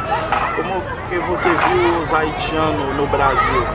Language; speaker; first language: Portuguese; non-native, learner; Haitian Creole